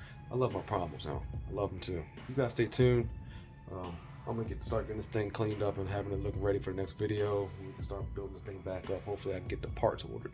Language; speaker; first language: English; native; English